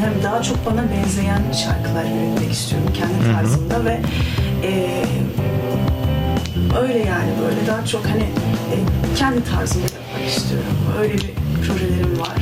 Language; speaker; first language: Turkish; early bilingual, heritage; Turkish